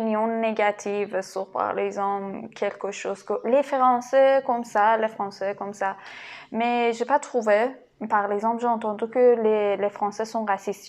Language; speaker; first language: French; non-native, learner; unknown